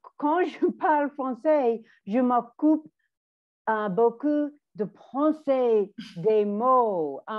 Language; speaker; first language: French; non-native, learner; English